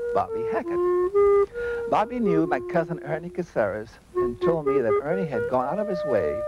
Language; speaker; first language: English; native; English